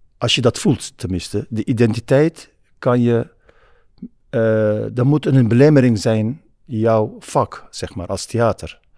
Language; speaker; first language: Dutch; non-native, fluent; Kurdish